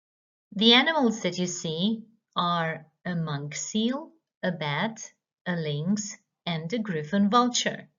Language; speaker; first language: English; non-native, fluent; Croatian